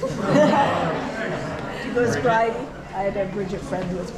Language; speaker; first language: English; native; English